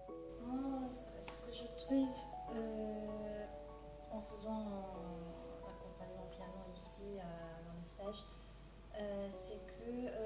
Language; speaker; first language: French; non-native, fluent; Japanese